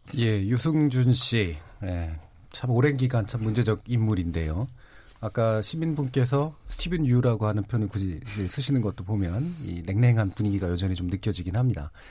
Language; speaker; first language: Korean; native; Korean